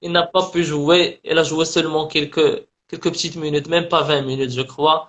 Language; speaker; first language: French; non-native, local second language; Arabic